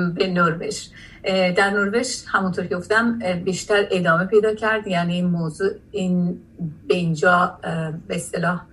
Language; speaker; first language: Persian; non-native, local second language; Azerbaijani